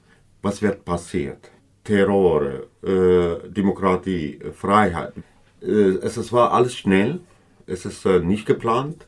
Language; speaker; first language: German; non-native, learner; Kurdish